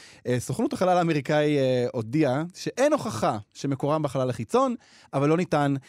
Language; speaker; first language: Hebrew; native; Hebrew